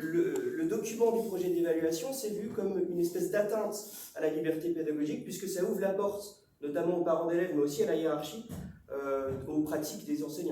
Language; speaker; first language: French; native; French